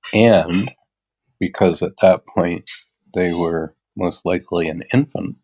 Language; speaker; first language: English; native; English